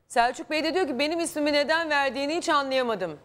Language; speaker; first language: Turkish; native; Turkish